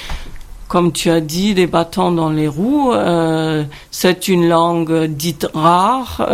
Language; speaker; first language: French; non-native, fluent; German